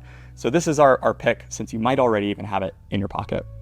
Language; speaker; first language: English; native; English